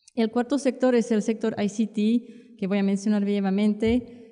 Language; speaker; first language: Spanish; non-native, fluent; Czech